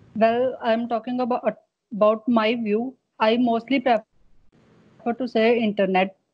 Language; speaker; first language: English; non-native, local second language; Punjabi